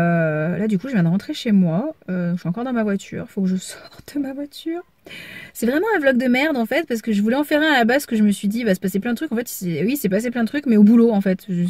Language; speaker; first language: French; native; French